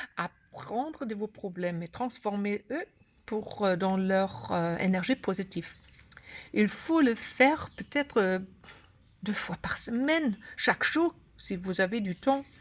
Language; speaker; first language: French; non-native, learner; German